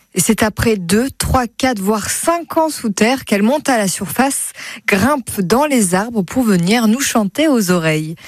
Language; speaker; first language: French; native; French